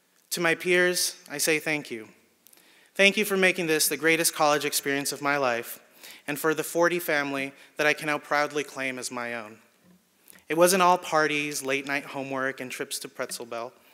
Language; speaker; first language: English; early bilingual, other home language; Spanish